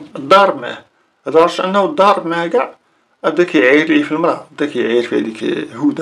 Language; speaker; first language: Arabic; native; Arabic